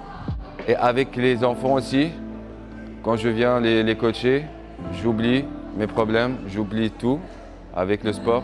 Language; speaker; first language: French; non-native, local second language; Arabic